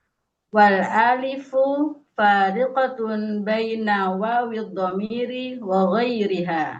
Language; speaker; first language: Arabic; non-native, learner; Indonesian